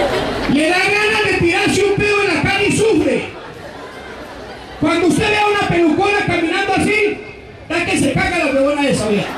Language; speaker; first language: Spanish; native; Spanish